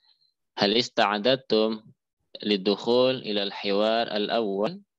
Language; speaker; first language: Arabic; non-native, fluent; Indonesian